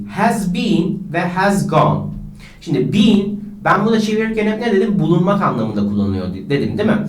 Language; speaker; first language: English; non-native, fluent; Turkish